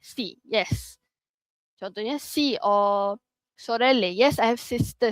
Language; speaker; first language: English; non-native, local second language; Malay